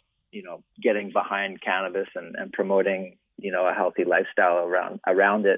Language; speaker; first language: English; native; English